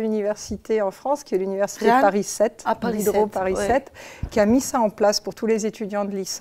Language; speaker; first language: French; native; French